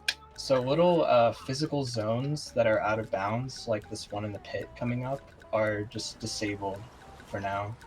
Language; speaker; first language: English; native; English